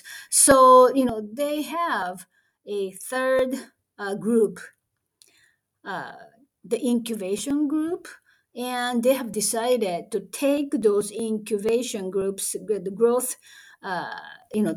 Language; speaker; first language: English; non-native, fluent; Japanese